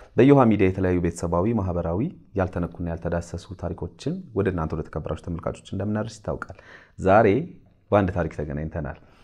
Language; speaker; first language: Amharic; native; Amharic